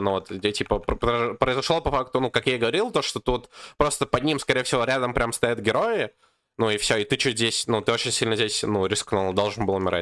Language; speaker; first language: Russian; native; Russian